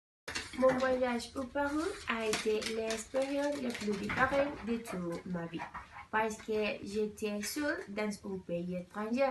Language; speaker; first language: French; non-native, learner; Spanish